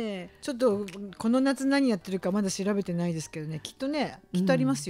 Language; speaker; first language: Japanese; native; Japanese